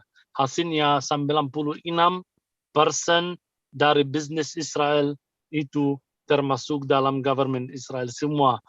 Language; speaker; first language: Indonesian; non-native, fluent; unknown